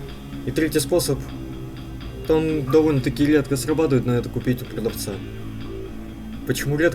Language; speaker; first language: Russian; native; Russian